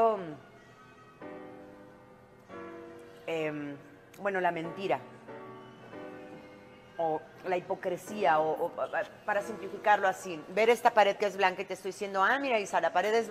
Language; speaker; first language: Spanish; early bilingual, other home language; Romanian